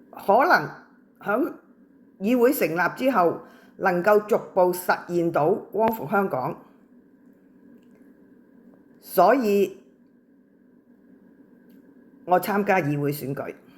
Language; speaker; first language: Cantonese; native; Cantonese